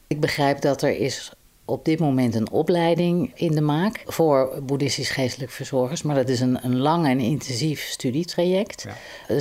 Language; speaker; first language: Dutch; native; Dutch